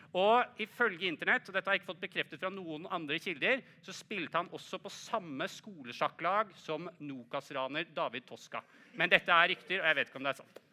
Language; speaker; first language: Norwegian; native; Norwegian